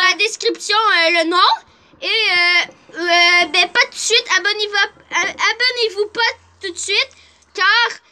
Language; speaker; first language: French; native; French